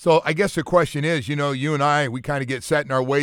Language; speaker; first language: English; native; English